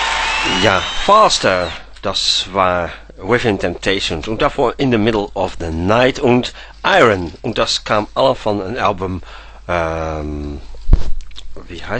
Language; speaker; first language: German; non-native, fluent; Dutch